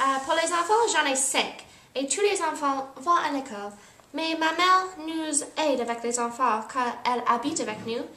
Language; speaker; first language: French; non-native, learner; English